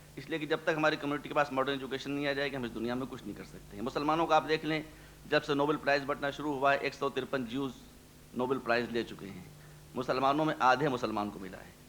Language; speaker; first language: Urdu; native; Urdu